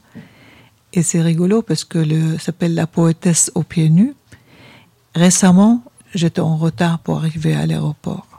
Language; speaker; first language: French; non-native, fluent; Arabic